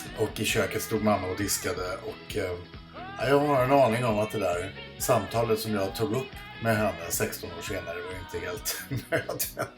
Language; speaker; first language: Swedish; native; Swedish